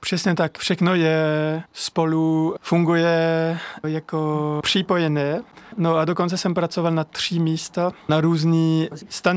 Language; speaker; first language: Czech; non-native, fluent; French